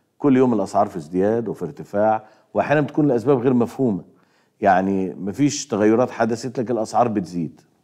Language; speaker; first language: Arabic; native; Arabic